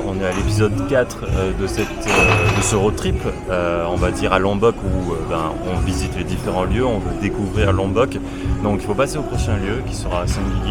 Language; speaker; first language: French; native; French